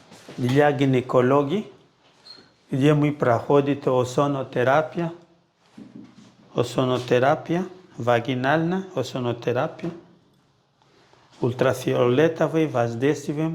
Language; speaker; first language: Russian; non-native, fluent; Portuguese